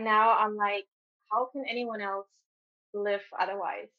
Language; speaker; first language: English; non-native, fluent; German